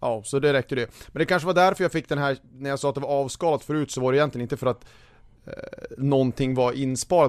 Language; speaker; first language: Swedish; native; Swedish